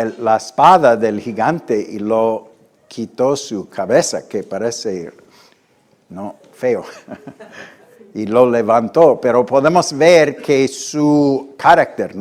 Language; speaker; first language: Spanish; non-native, fluent; English